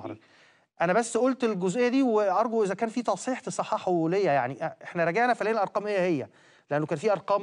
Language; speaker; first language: Arabic; native; Arabic